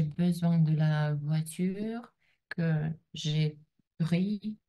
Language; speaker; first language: French; non-native, learner; Russian